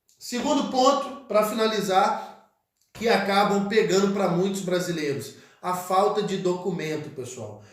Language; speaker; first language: Portuguese; native; Portuguese